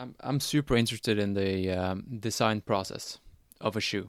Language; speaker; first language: English; non-native, fluent; Norwegian